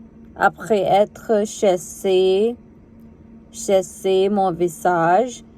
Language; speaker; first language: French; non-native, learner; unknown